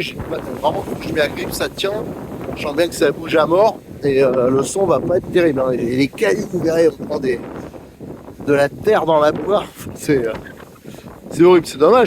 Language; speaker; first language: French; native; French